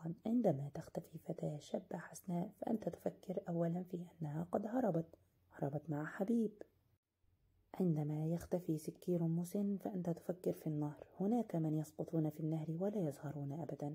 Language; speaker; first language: Arabic; native; Arabic